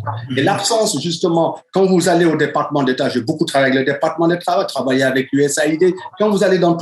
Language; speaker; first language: French; native; French